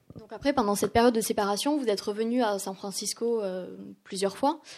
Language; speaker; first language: French; native; French